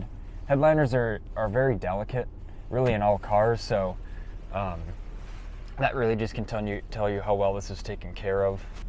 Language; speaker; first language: English; native; English